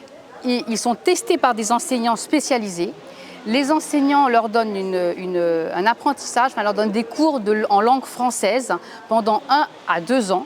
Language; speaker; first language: French; native; French